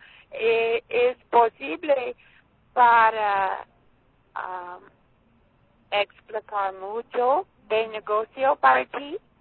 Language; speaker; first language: Spanish; non-native, learner; English